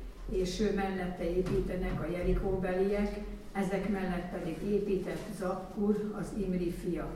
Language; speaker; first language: Hungarian; native; Hungarian